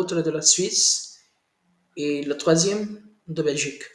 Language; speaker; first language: French; non-native, learner; Hindi